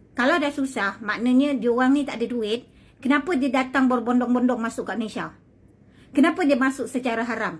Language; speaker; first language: Malay; native; Malay